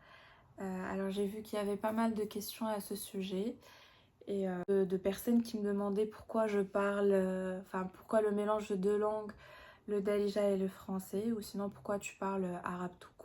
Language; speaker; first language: French; non-native, local second language; Arabic